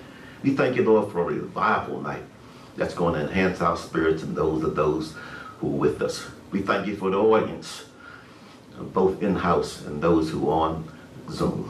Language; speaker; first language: English; native; English